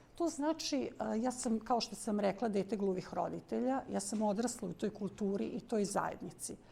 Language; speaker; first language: Bosnian; non-native, local second language; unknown